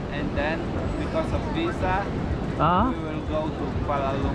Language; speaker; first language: English; non-native, learner; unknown